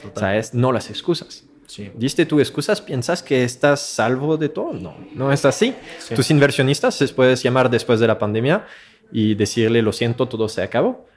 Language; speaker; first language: Spanish; non-native, fluent; French